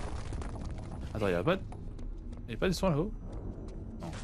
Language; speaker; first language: French; native; French